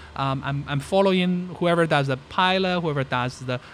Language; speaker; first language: English; non-native, fluent; Chinese